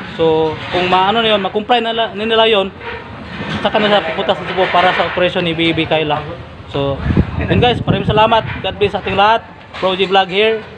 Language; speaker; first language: Filipino; non-native, local second language; Cebuano